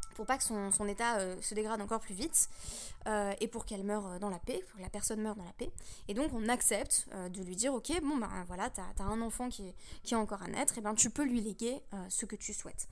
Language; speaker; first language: French; native; French